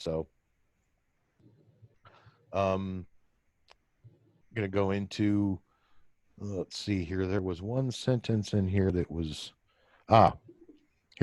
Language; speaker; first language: English; native; English